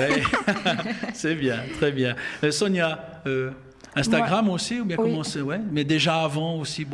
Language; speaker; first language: French; native; French